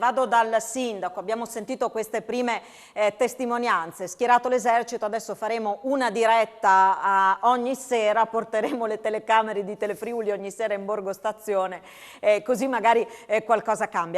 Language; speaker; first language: Italian; native; Italian